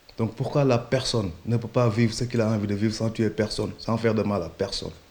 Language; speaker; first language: French; non-native, local second language; Wolof